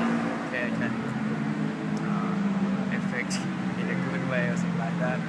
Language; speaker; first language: English; non-native, learner; Thai